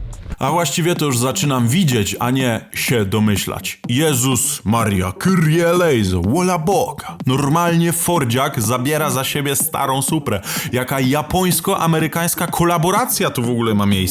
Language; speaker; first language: Polish; native; Polish